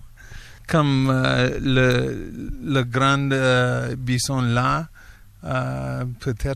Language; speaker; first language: French; non-native, learner; English